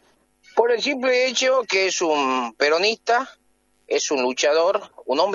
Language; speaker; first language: Spanish; native; Spanish